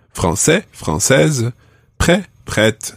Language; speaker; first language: French; non-native, fluent; English